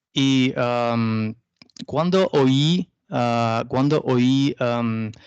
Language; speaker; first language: Spanish; non-native, learner; Russian